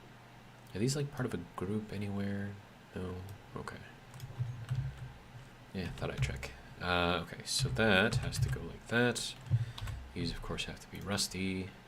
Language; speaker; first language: English; native; English